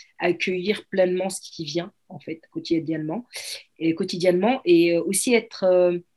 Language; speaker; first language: French; early bilingual, other home language; Arabic